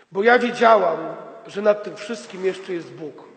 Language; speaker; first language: Polish; native; Polish